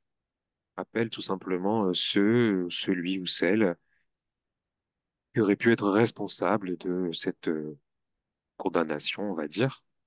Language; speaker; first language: French; native; French